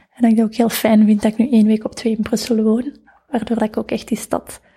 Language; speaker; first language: Dutch; native; Dutch